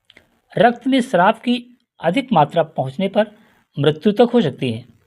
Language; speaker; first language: Hindi; native; Hindi